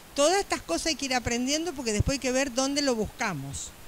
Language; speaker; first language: Spanish; native; Spanish